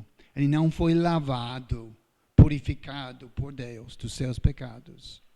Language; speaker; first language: Portuguese; non-native, fluent; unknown